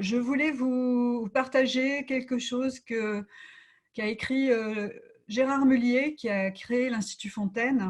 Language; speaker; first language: French; native; French